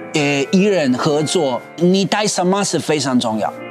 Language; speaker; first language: Chinese; non-native, learner; Spanish